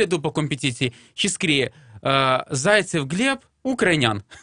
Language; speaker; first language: Romanian; non-native, local second language; Russian